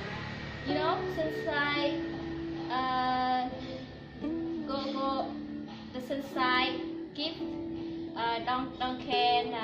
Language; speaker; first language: English; non-native, learner; Vietnamese